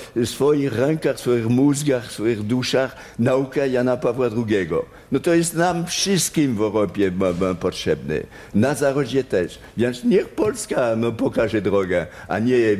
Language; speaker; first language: Polish; non-native, fluent; French